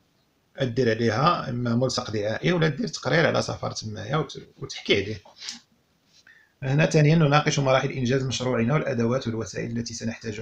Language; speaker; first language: Arabic; native; Arabic